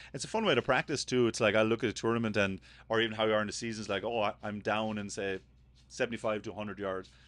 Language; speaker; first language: English; native; English